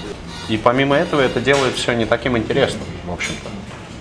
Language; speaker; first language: Russian; native; Russian